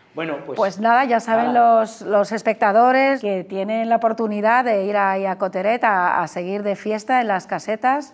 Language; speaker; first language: Spanish; native; Spanish